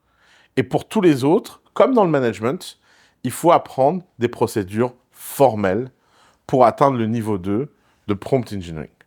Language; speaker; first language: French; native; French